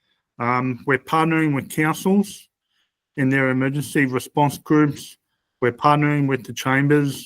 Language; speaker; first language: English; native; English